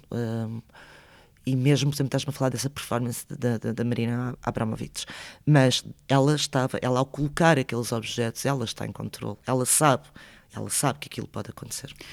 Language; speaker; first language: Portuguese; early bilingual, other home language; Spanish